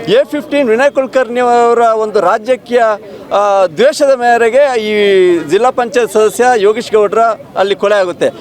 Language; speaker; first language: Kannada; native; Kannada